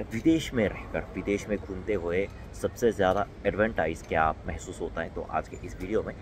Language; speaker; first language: Hindi; non-native, fluent; Korean